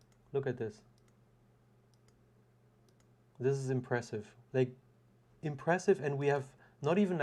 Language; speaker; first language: English; non-native, fluent; German